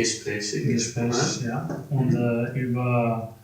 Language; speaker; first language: German; non-native, learner; Slovenian